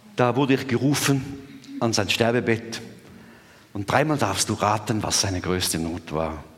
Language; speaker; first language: German; native; German